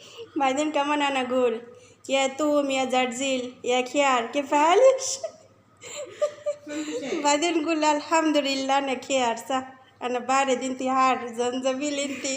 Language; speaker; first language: Arabic; non-native, learner; Bangla